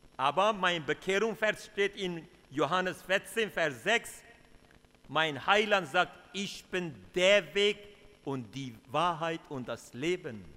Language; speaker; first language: German; non-native, fluent; Kurdish